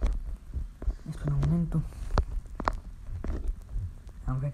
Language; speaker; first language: Spanish; early bilingual, heritage; Spanish